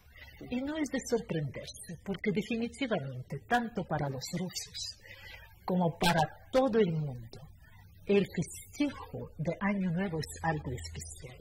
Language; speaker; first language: Spanish; non-native, fluent; Russian